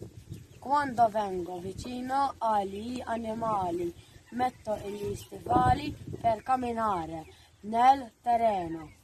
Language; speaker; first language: Italian; non-native, learner; Maltese